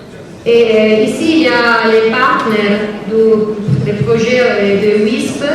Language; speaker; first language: French; non-native, learner; Italian